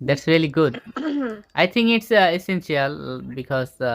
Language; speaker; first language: English; non-native, fluent; Bangla